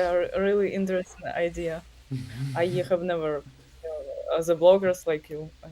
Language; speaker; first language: English; non-native, learner; Russian